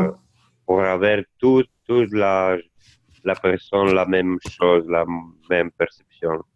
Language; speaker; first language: French; non-native, learner; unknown